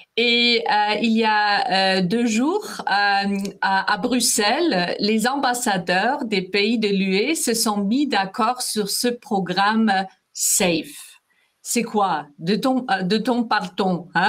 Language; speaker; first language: French; non-native, fluent; German